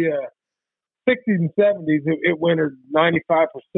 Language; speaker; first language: English; native; English